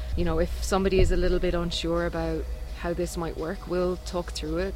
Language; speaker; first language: English; native; English